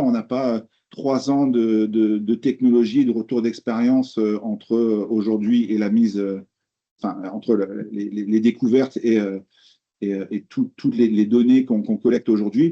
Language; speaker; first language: French; native; French